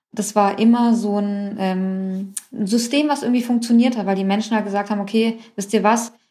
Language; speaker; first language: German; native; German